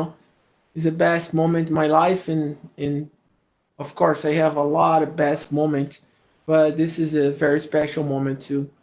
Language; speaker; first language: English; non-native, learner; Portuguese